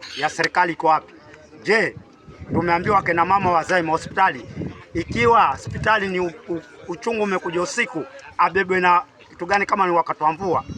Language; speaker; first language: Swahili; native; Swahili